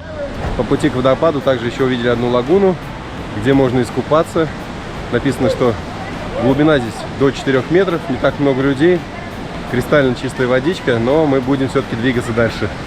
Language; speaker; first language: Russian; native; Russian